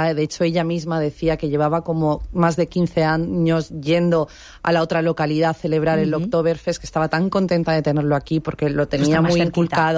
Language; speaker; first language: Spanish; native; Spanish